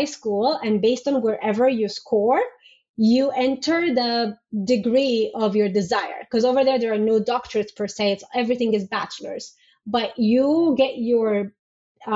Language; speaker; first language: English; non-native, fluent; Arabic